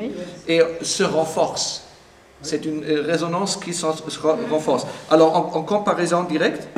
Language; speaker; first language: French; non-native, fluent; German